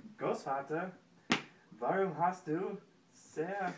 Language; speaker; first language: German; non-native, learner; English